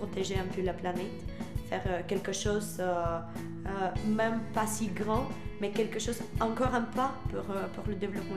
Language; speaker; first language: French; non-native, fluent; Bulgarian